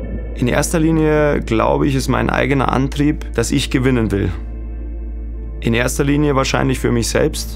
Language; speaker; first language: German; native; German